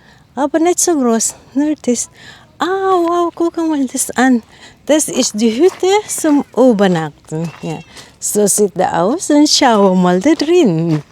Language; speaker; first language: German; non-native, learner; Filipino